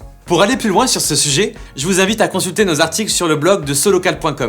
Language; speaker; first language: French; native; French